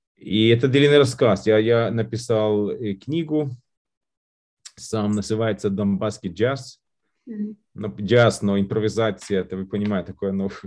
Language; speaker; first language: Russian; non-native, fluent; Lithuanian